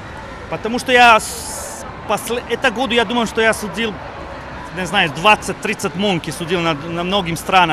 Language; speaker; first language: Russian; non-native, learner; Serbian